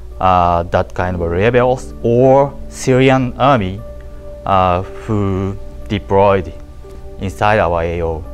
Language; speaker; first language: English; non-native, learner; Japanese